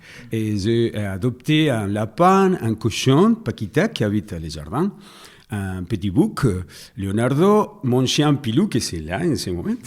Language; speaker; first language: French; non-native, fluent; Spanish